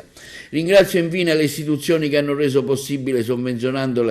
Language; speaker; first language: Italian; native; Italian